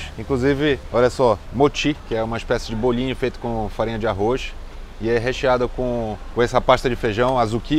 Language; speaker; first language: Portuguese; native; Portuguese